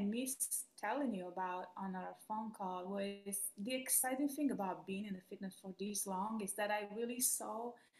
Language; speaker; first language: English; non-native, fluent; Italian